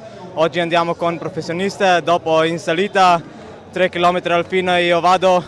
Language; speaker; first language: Italian; non-native, learner; Slovenian